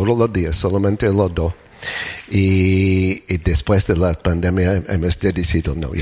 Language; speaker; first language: Spanish; non-native, learner; English